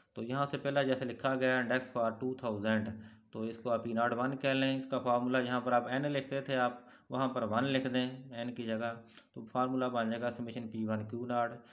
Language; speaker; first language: Urdu; non-native, local second language; Punjabi